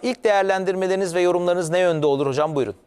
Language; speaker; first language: Turkish; native; Turkish